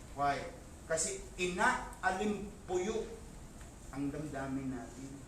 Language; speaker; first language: Filipino; native; Filipino